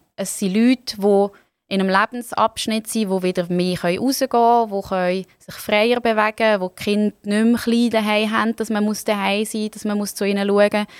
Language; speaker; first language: German; native; German